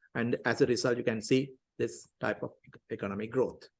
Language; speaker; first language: English; non-native, local second language; Tamil